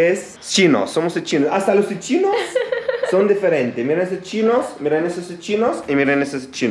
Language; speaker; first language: Spanish; non-native, fluent; Arabic